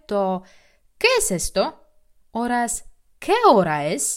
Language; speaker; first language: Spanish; non-native, fluent; Polish